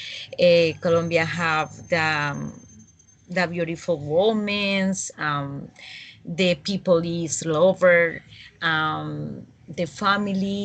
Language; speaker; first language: English; non-native, learner; Spanish